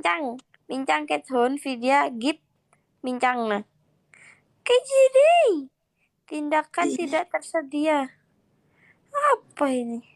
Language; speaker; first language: Vietnamese; non-native, learner; Indonesian